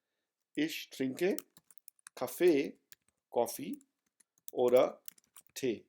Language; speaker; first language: German; non-native, fluent; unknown